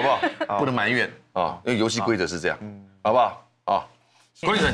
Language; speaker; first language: Chinese; native; Chinese